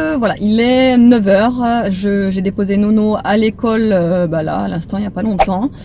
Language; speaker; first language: French; native; French